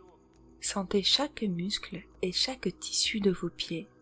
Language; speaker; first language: French; native; French